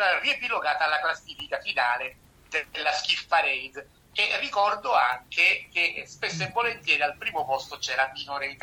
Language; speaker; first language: Italian; native; Italian